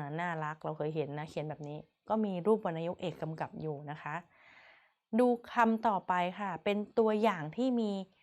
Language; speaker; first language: Thai; native; Thai